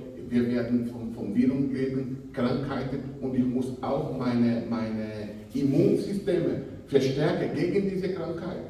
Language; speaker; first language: German; non-native, fluent; Portuguese